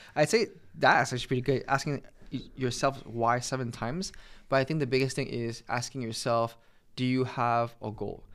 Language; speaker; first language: English; native; English